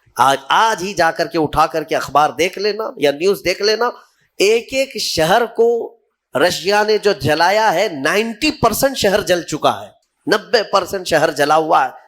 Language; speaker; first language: Urdu; native; Urdu